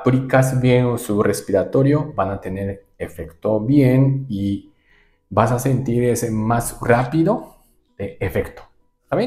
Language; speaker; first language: Spanish; non-native, learner; Japanese